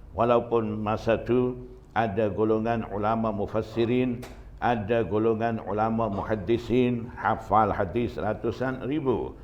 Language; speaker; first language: Malay; non-native, fluent; Burmese